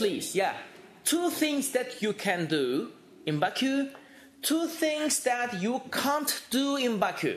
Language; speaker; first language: English; non-native, fluent; Turkish